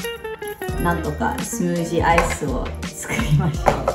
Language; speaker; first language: Japanese; early bilingual, heritage; Japanese